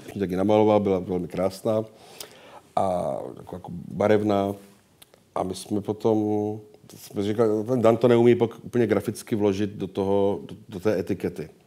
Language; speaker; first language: Czech; native; Czech